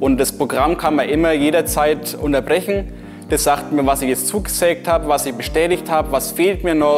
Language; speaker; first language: German; native; German